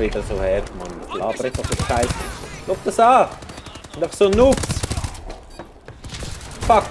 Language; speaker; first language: German; native; German